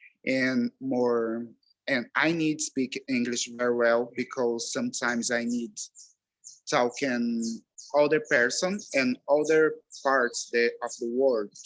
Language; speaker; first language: English; non-native, learner; Portuguese